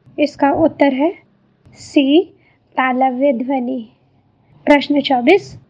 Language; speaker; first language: Hindi; native; Hindi